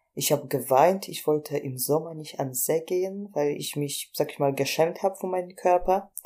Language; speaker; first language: German; non-native, fluent; Polish